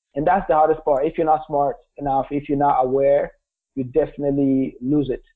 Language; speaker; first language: English; non-native, local second language; Kinyarwanda